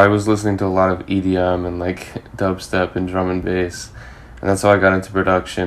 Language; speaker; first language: English; native; English